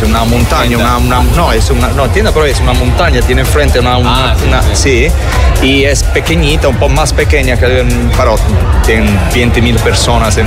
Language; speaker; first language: Spanish; non-native, learner; Italian